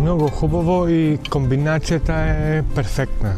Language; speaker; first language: Bulgarian; non-native, fluent; Greek